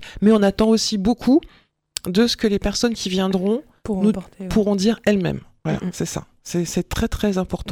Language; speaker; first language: French; native; French